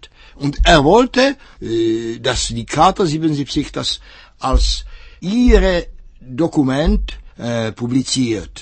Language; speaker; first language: German; non-native, fluent; Czech